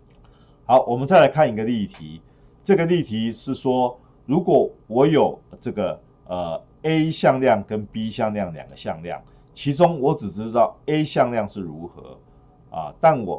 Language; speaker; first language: Chinese; native; Chinese